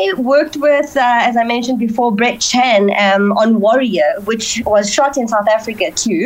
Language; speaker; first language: English; native; English